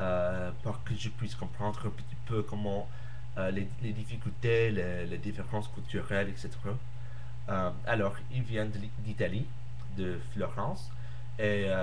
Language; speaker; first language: French; non-native, learner; English